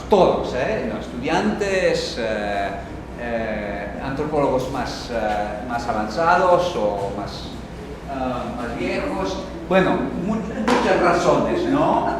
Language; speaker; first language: Spanish; non-native, fluent; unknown